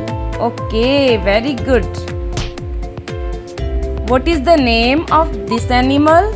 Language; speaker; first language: English; non-native, local second language; Hindi